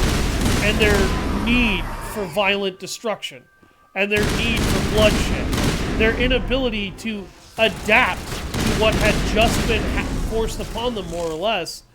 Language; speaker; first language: English; native; English